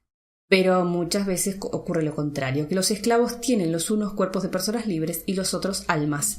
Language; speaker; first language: Spanish; native; Spanish